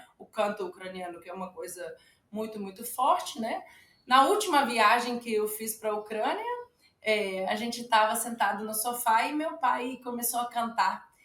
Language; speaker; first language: Portuguese; non-native, fluent; Ukrainian